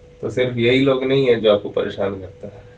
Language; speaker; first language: Hindi; native; Hindi